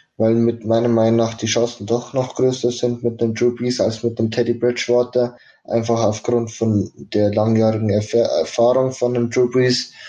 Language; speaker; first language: German; native; German